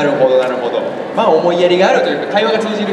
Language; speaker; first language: Japanese; native; Japanese